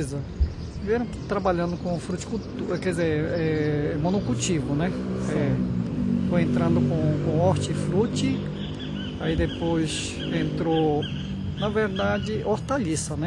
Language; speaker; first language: Portuguese; early bilingual, other home language; Japanese